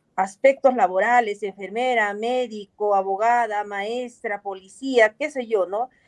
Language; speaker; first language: Spanish; native; Spanish